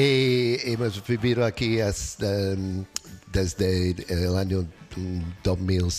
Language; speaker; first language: Spanish; non-native, learner; English